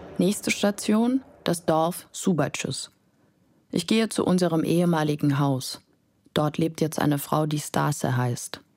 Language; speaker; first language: German; non-native, fluent; Lithuanian